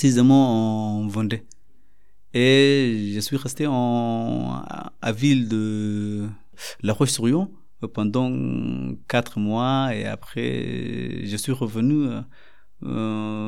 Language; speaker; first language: French; non-native, learner; Arabic